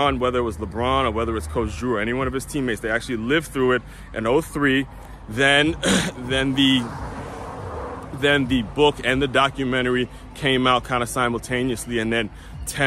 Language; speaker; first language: English; native; English